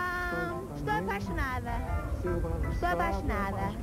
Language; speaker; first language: Portuguese; early bilingual, heritage; English